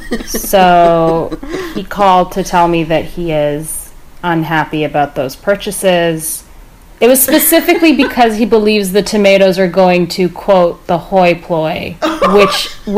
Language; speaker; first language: English; native; English